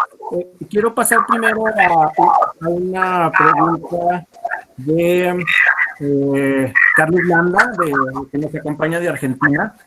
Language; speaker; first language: Spanish; native; Spanish